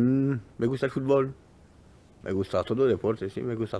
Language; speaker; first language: Spanish; non-native, learner; French